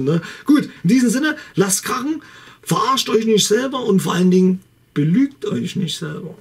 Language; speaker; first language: German; native; German